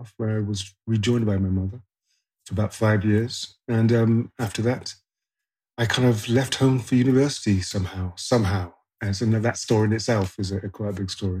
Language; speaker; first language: English; native; English